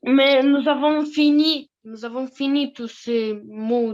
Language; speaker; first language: French; non-native, learner; Russian